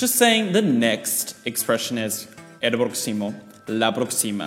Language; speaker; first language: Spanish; non-native, fluent; Chinese